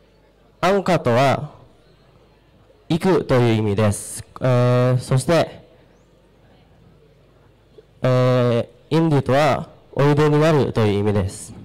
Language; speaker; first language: Japanese; non-native, learner; Sundanese